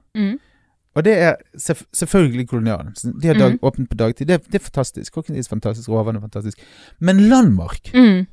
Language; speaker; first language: Norwegian; native; Norwegian